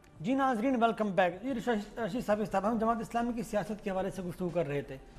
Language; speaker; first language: Urdu; non-native, local second language; Pashto